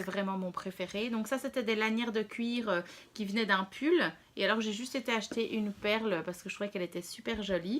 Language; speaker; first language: French; native; French